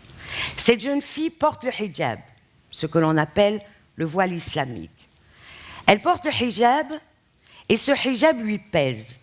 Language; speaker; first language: French; non-native, local second language; Arabic